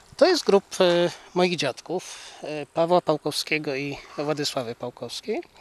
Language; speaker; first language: Polish; native; Polish